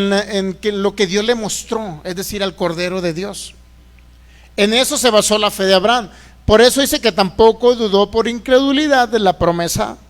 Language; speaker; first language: Spanish; native; Spanish